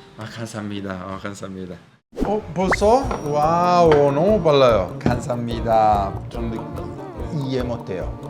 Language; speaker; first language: Korean; non-native, learner; Italian